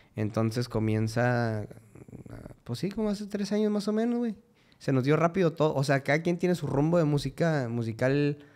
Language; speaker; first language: Spanish; native; Spanish